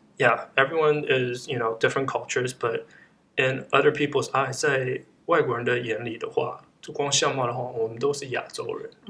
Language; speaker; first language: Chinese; early bilingual, heritage; Chinese